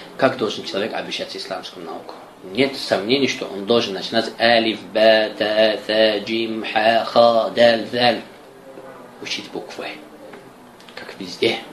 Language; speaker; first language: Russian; non-native, local second language; Azerbaijani